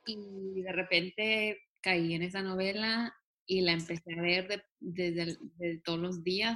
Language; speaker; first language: Spanish; early bilingual, heritage; Spanish